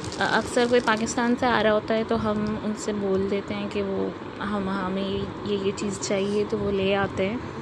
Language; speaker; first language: Urdu; native; Urdu